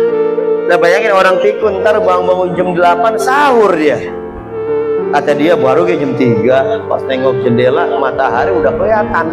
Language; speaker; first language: Indonesian; native; Indonesian